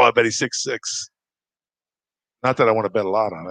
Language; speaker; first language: English; native; English